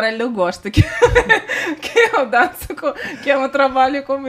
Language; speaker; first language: Portuguese; non-native, learner; Russian